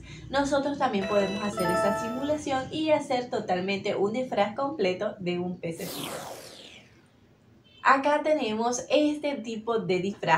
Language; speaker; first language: Spanish; native; Spanish